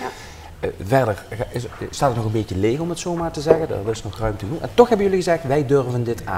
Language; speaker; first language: Dutch; native; Dutch